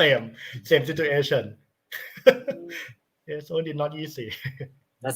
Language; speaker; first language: English; non-native, learner; Thai